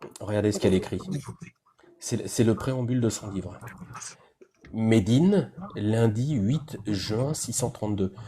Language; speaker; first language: French; native; French